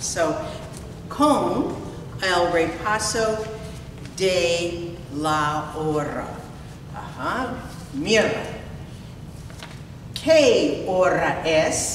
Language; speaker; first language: Spanish; non-native, fluent; English